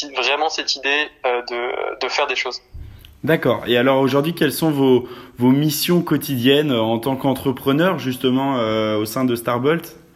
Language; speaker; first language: French; native; French